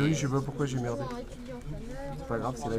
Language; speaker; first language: French; native; French